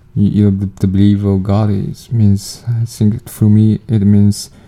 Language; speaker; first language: English; non-native, learner; Chinese